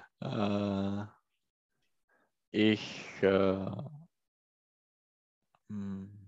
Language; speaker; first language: German; non-native, learner; Czech